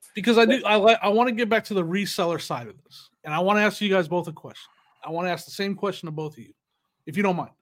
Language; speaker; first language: English; native; English